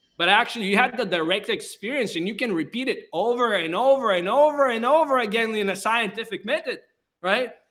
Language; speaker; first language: English; non-native, fluent; Bulgarian